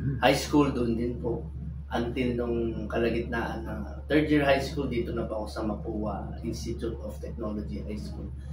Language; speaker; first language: Filipino; non-native, local second language; Iloko